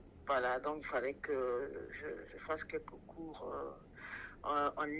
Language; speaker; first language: French; non-native, local second language; Sango